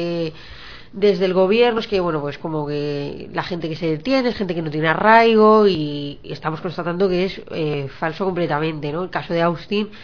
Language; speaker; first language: Spanish; native; Spanish